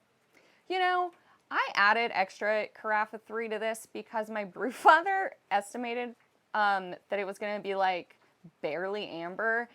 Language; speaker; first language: English; native; English